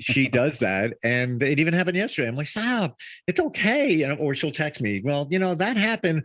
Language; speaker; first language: English; native; English